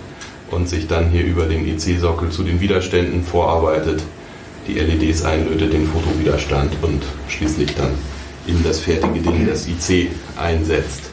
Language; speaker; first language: German; native; German